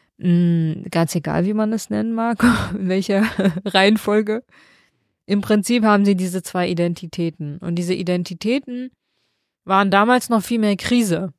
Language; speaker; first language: German; early bilingual, other home language; Kurdish